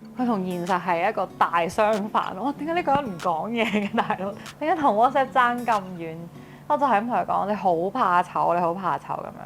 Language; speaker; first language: Cantonese; native; Cantonese